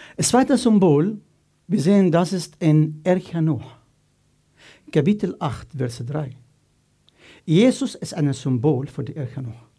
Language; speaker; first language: German; non-native, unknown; Arabic